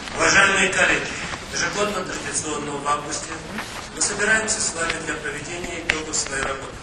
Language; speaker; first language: Russian; native; Russian